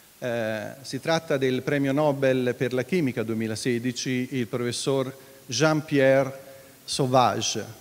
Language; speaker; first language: Italian; native; Italian